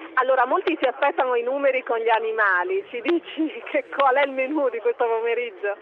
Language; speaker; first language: Italian; native; Italian